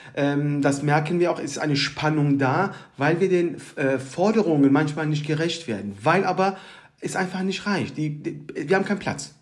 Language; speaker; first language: German; early bilingual, other home language; Turkish